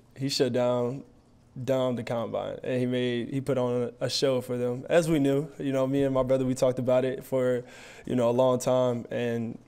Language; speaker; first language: English; native; English